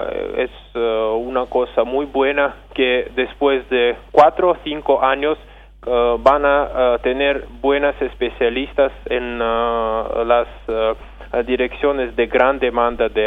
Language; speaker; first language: Spanish; non-native, fluent; Russian